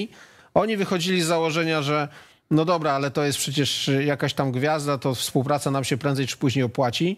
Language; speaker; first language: Polish; native; Polish